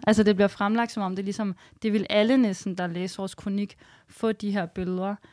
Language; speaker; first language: Danish; native; Danish